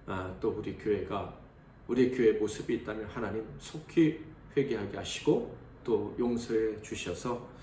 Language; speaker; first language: Korean; native; Korean